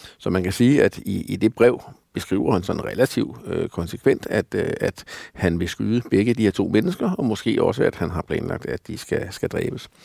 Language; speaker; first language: Danish; native; Danish